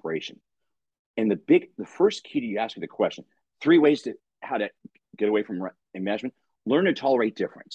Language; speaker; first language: English; native; English